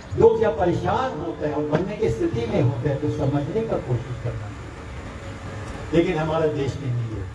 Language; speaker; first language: Hindi; non-native, local second language; Marathi